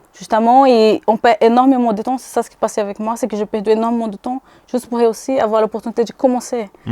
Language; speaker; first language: French; non-native, fluent; Portuguese